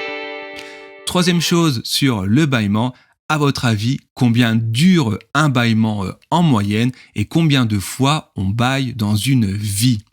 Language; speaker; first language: French; native; French